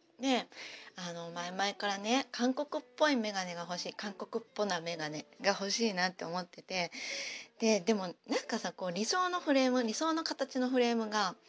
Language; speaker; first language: Japanese; native; Japanese